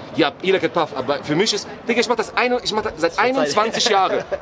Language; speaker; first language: German; early bilingual, other home language; Ukrainian